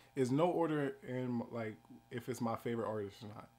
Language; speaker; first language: English; native; English